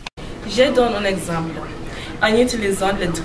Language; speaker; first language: French; non-native, learner; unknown